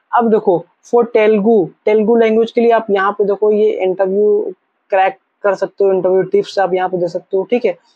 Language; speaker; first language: Hindi; native; Hindi